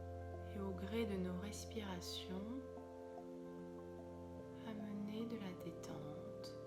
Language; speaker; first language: French; native; French